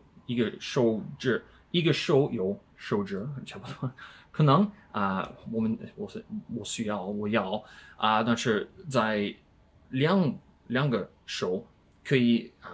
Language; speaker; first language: Chinese; non-native, learner; English